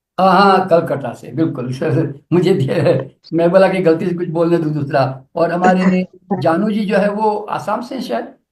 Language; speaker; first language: Hindi; native; Hindi